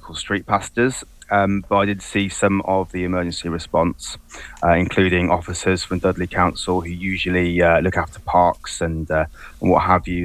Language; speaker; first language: English; native; English